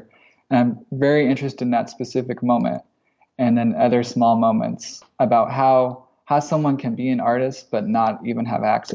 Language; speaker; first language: English; native; English